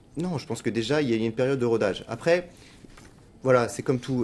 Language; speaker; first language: French; native; French